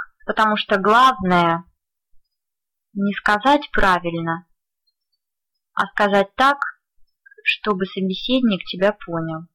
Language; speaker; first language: Russian; native; Russian